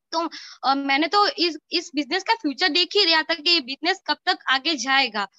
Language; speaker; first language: Hindi; non-native, local second language; Gujarati